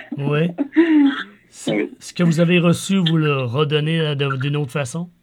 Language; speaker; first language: French; native; French